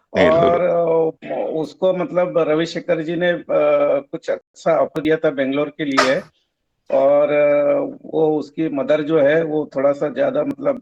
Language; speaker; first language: Hindi; native; Hindi